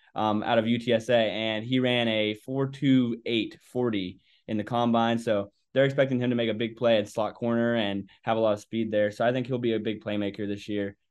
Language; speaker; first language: English; native; English